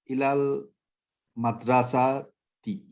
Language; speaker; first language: Arabic; non-native, learner; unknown